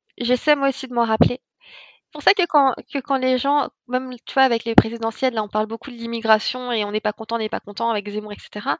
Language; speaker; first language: French; early bilingual, other home language; Khmer